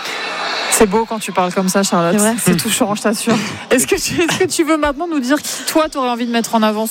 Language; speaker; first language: French; native; French